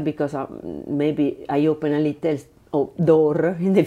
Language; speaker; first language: English; non-native, learner; Italian